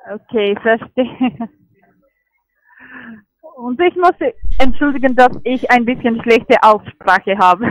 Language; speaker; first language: German; non-native, learner; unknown